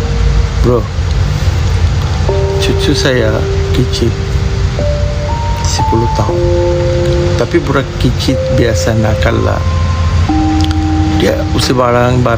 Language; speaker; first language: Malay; non-native, learner; Bangla